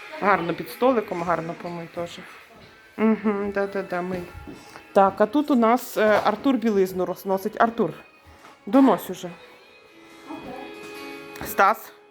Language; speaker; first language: Ukrainian; native; Ukrainian